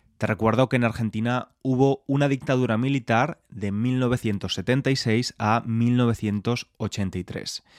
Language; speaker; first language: Spanish; native; Spanish